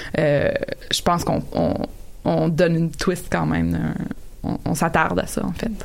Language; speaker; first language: French; native; French